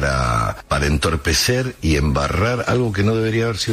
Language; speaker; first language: Spanish; native; Spanish